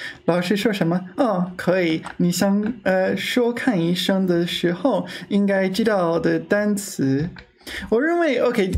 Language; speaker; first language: Chinese; non-native, learner; English